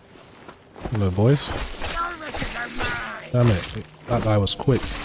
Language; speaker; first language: English; native; English